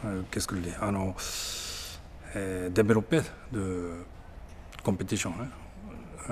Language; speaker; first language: French; non-native, learner; Japanese